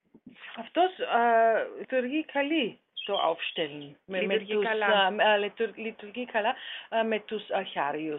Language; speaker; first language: Greek; non-native, learner; German